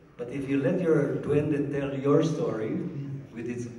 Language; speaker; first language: English; non-native, local second language; Filipino